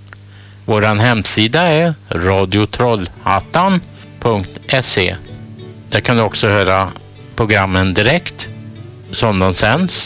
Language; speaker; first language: Swedish; native; Swedish